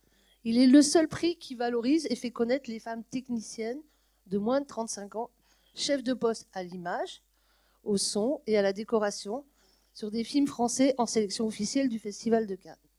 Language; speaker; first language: French; native; French